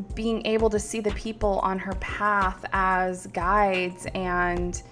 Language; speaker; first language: English; early bilingual, other home language; Filipino